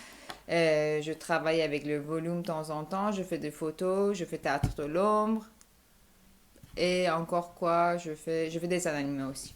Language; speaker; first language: French; non-native, fluent; Persian